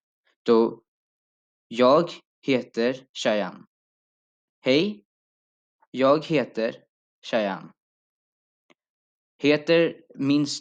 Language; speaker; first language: Swedish; non-native, fluent; Urdu